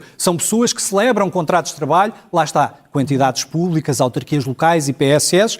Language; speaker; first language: Portuguese; native; Portuguese